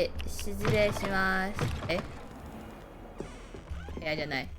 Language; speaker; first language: Japanese; non-native, learner; Chinese